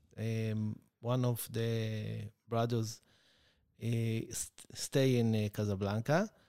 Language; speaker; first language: English; non-native, learner; Hebrew